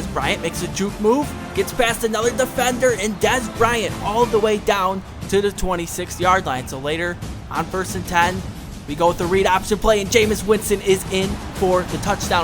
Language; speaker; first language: English; native; English